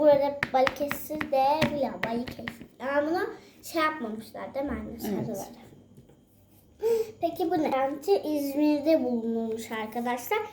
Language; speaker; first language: Turkish; native; Turkish